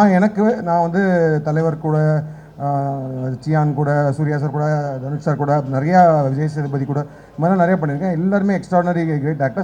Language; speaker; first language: Tamil; native; Tamil